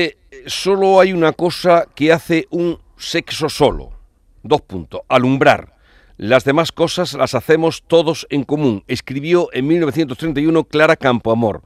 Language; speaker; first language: Spanish; native; Spanish